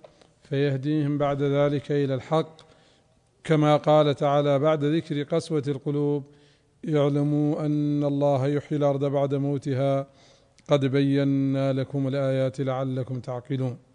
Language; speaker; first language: Arabic; native; Arabic